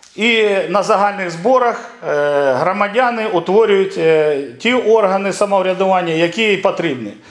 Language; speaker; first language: Ukrainian; non-native, local second language; Russian